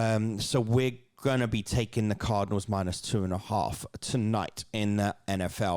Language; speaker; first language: English; native; English